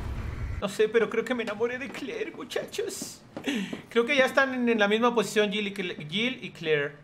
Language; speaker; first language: Spanish; native; Spanish